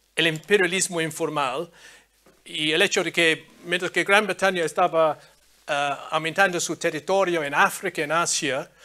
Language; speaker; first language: Spanish; non-native, fluent; English